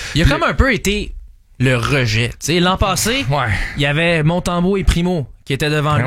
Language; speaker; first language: French; native; French